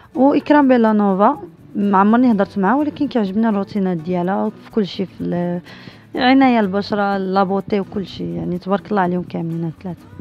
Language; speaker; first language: Arabic; native; Arabic